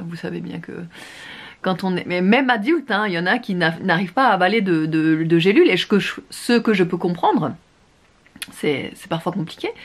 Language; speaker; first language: French; native; French